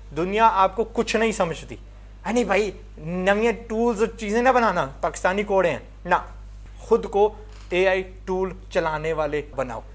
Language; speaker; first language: Urdu; non-native, fluent; English